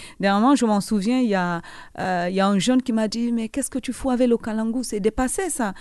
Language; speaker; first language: French; non-native, local second language; Fula